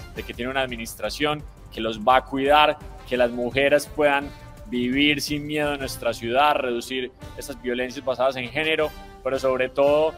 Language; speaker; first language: Spanish; native; Spanish